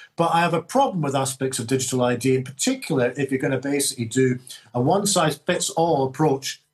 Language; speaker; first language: English; native; English